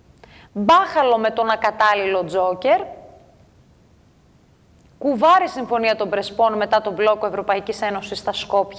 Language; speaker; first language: Greek; native; Greek